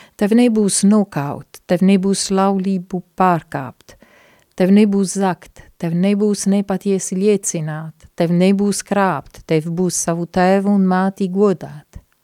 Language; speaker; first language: Latvian; non-native, fluent; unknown